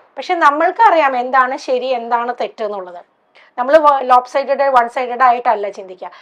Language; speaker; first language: Malayalam; native; Malayalam